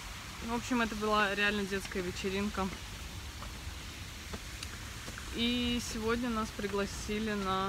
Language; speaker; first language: Russian; native; Russian